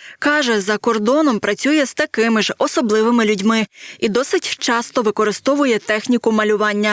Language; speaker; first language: Ukrainian; native; Ukrainian